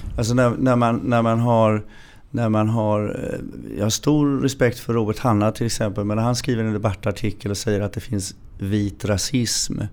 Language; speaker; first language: Swedish; native; Swedish